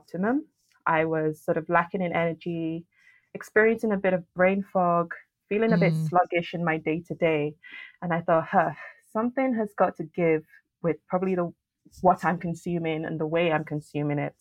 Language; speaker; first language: English; non-native, local second language; Yoruba